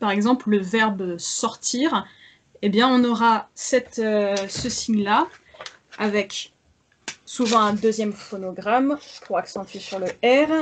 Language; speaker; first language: French; native; French